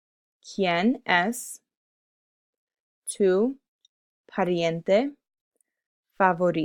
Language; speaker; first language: Spanish; non-native, fluent; English